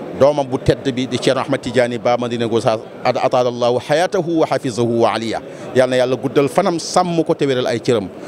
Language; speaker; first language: Wolof; non-native, local second language; Fula